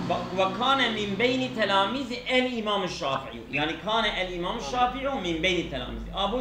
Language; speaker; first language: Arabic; non-native, fluent; Turkish